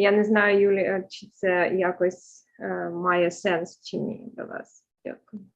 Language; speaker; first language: Ukrainian; early bilingual, heritage; Ukrainian